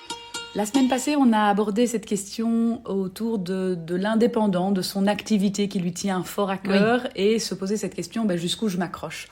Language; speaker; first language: French; native; French